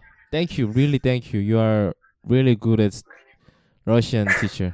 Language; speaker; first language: English; non-native, learner; Korean